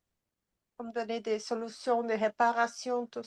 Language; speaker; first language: French; non-native, fluent; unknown